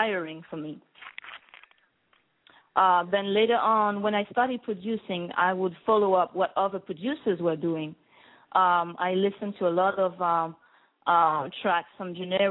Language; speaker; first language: English; non-native, fluent; French